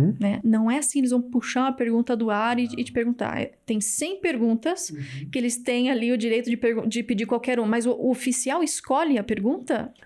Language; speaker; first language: Portuguese; native; Portuguese